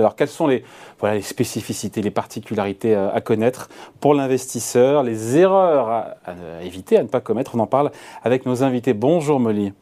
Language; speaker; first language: French; native; French